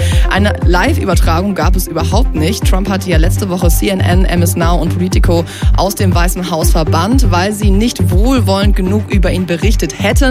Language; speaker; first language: German; native; German